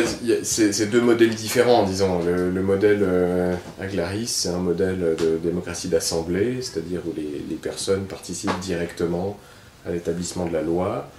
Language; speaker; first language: French; native; French